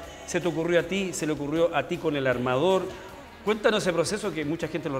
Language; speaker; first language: Spanish; native; Spanish